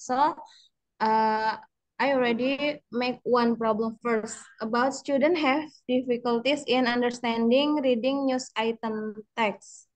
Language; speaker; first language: English; non-native, learner; Indonesian